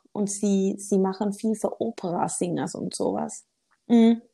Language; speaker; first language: German; non-native, fluent; Swedish